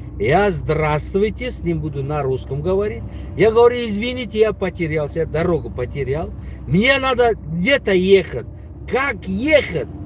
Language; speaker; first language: Russian; non-native, local second language; Tajik